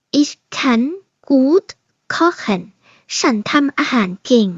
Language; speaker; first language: German; non-native, fluent; Thai